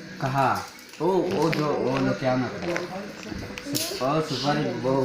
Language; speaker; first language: Hindi; non-native, local second language; Mizo